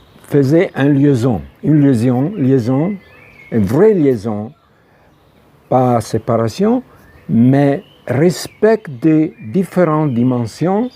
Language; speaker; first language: French; non-native, fluent; Italian